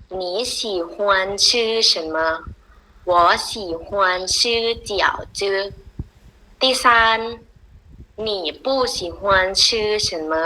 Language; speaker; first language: Chinese; non-native, learner; Thai